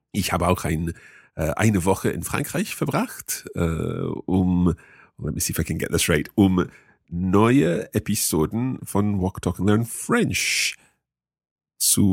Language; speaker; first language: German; non-native, fluent; English